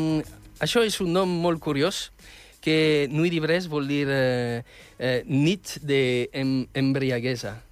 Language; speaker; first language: Catalan; non-native, fluent; French